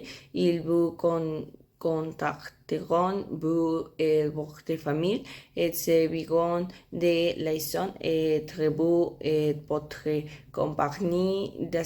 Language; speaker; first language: French; non-native, learner; Spanish